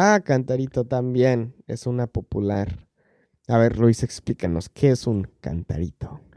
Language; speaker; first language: Spanish; non-native, fluent; English